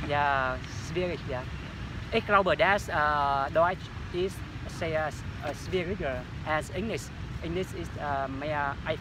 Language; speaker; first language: German; non-native, learner; Vietnamese